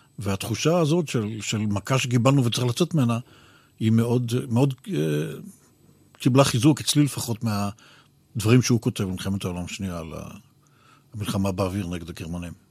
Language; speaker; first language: Hebrew; native; Hebrew